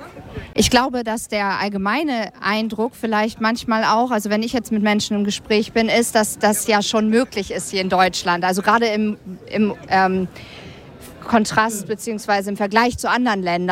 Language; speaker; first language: German; native; German